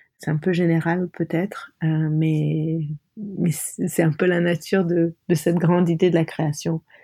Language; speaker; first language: French; non-native, local second language; Arabic